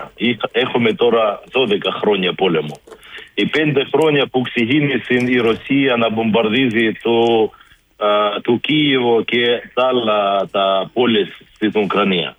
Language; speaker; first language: Greek; non-native, learner; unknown